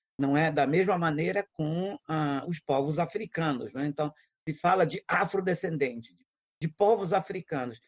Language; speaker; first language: Portuguese; non-native, local second language; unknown